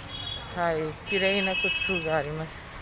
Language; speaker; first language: Japanese; non-native, fluent; Hindi